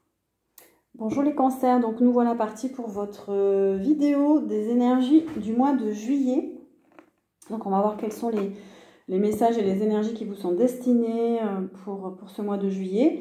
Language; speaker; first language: French; native; French